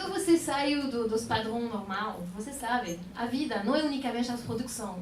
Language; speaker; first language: Portuguese; non-native, fluent; French